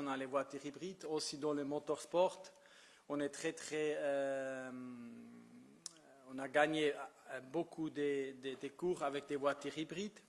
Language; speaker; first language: French; non-native, fluent; Italian